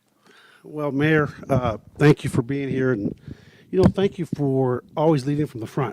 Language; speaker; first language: English; early bilingual, heritage; Spanish